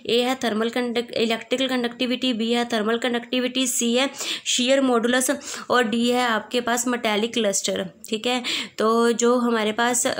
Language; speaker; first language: Hindi; non-native, local second language; Punjabi